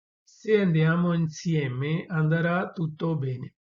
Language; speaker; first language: Italian; non-native, fluent; Urdu